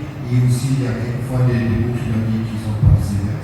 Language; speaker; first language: French; non-native, fluent; German